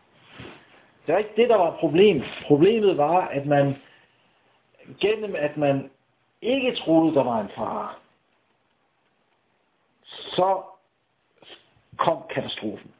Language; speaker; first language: Danish; native; Danish